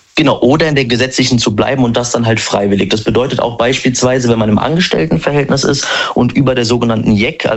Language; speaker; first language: German; native; German